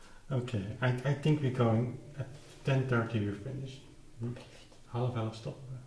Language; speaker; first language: English; non-native, fluent; Dutch